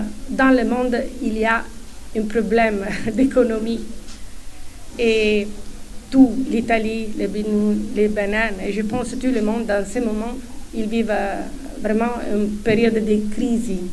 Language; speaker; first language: French; non-native, fluent; Italian